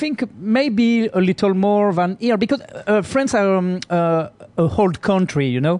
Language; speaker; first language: English; non-native, learner; French